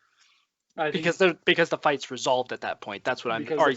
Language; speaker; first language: English; native; English